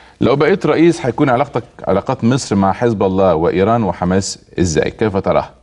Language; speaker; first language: Arabic; native; Arabic